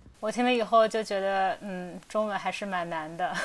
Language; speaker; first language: Chinese; native; Chinese